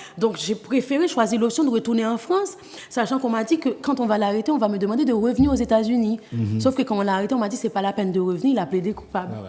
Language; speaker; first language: French; non-native, local second language; Haitian Creole